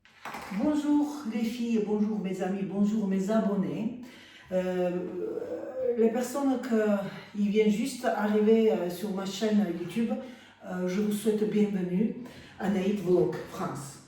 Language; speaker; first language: French; non-native, fluent; Armenian